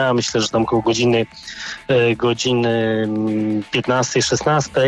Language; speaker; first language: Polish; native; Polish